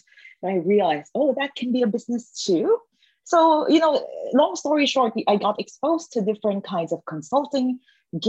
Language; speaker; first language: English; non-native, local second language; Filipino